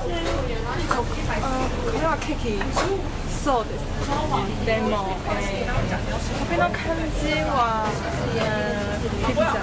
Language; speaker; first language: Japanese; non-native, learner; Chinese